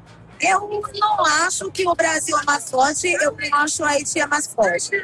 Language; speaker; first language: Portuguese; non-native, learner; Haitian Creole